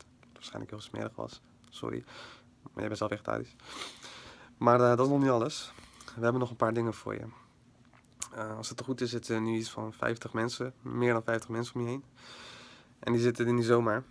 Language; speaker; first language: Dutch; native; Dutch